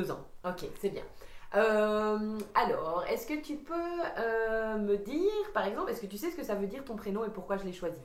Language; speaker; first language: French; native; French